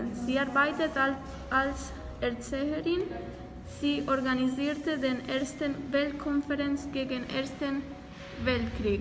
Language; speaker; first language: German; non-native, learner; Spanish